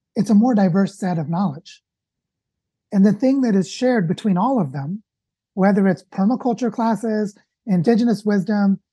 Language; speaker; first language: English; native; English